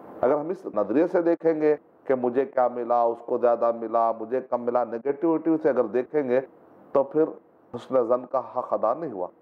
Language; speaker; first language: Urdu; native; Urdu